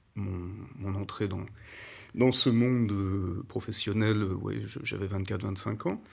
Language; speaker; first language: French; native; French